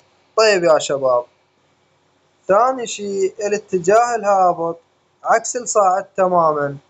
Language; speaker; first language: Arabic; native; Arabic